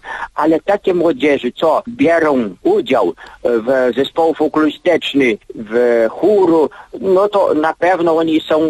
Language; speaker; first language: Polish; early bilingual, heritage; Polish